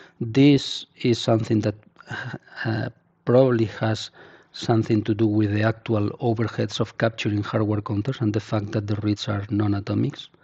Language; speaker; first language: English; non-native, fluent; Spanish